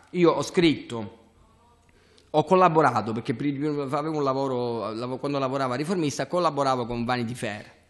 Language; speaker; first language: Italian; native; Italian